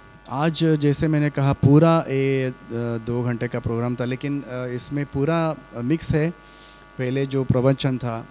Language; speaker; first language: Hindi; non-native, local second language; Kannada